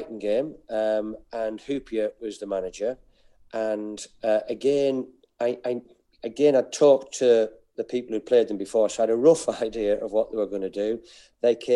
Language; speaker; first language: English; native; English